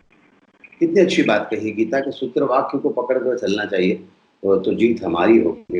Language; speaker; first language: Hindi; native; Hindi